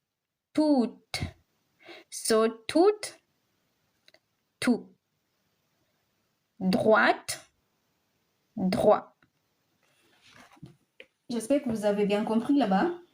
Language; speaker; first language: French; non-native, local second language; Swahili